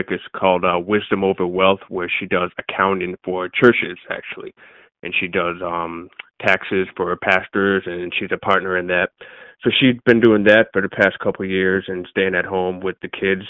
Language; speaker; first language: English; native; English